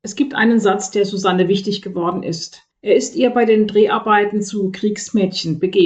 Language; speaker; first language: German; native; German